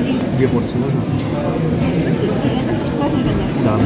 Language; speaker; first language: Russian; non-native, learner; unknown